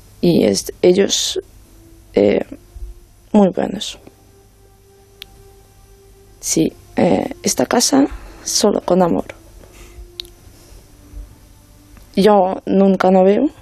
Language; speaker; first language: Spanish; non-native, learner; Ukrainian